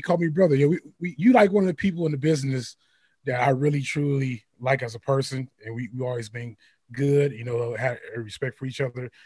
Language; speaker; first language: English; native; English